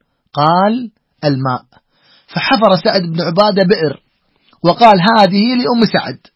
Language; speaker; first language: Arabic; native; Arabic